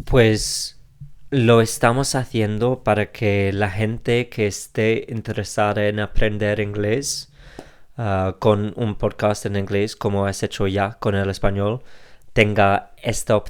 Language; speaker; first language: Spanish; non-native, fluent; English